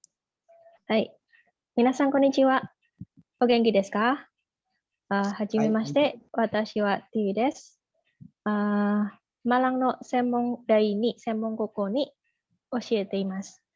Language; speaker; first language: Japanese; non-native, fluent; Indonesian